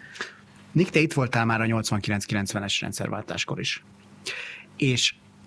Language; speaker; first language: Hungarian; native; Hungarian